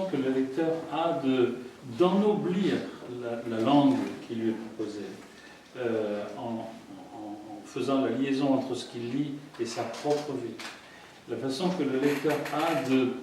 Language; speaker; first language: French; native; French